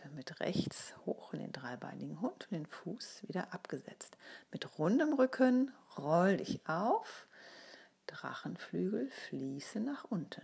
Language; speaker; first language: German; native; German